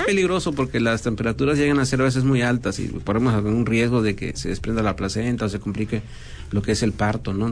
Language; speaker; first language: Spanish; native; Spanish